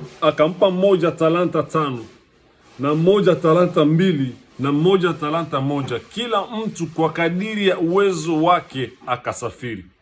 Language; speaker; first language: Swahili; native; Swahili